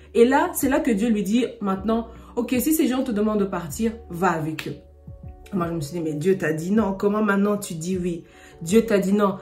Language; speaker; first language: French; non-native, local second language; Lingala